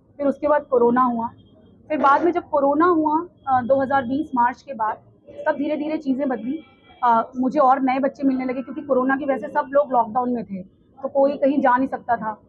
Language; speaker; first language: Hindi; native; Hindi